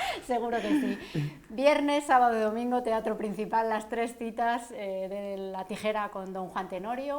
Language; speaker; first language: Spanish; native; Spanish